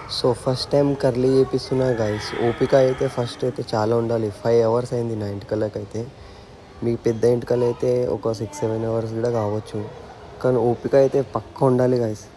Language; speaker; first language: Telugu; non-native, local second language; Urdu